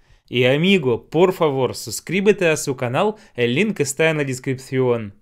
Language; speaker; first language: Spanish; non-native, fluent; Russian